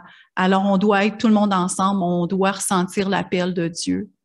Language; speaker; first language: French; native; French